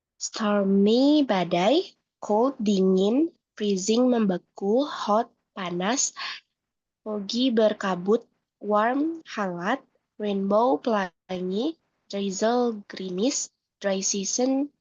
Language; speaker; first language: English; non-native, learner; Indonesian